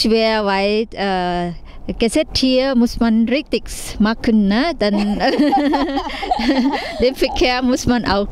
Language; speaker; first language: German; non-native, learner; Thai